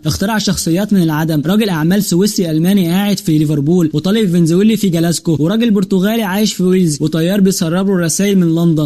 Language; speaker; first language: Arabic; native; Arabic